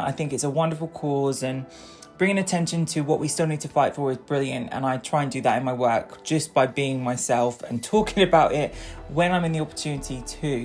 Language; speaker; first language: English; native; English